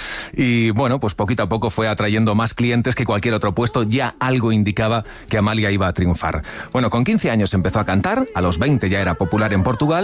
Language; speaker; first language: Spanish; native; Spanish